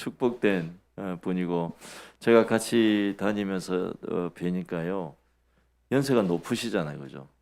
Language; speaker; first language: Korean; native; Korean